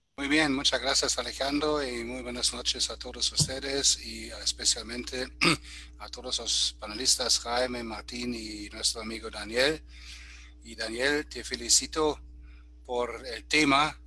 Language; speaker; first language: Spanish; non-native, fluent; German